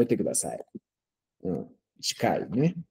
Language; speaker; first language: Japanese; non-native, fluent; Spanish